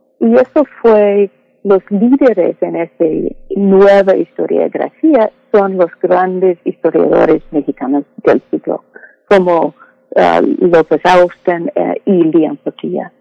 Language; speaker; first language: Spanish; non-native, fluent; English